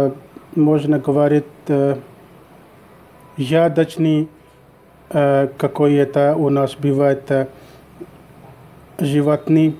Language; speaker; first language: Russian; non-native, learner; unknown